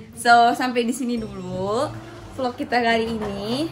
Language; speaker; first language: Indonesian; native; Indonesian